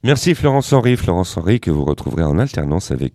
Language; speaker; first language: French; native; French